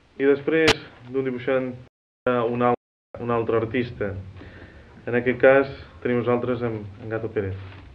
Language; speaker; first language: Catalan; native; Catalan